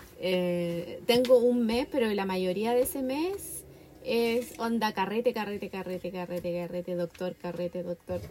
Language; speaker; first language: Spanish; native; Spanish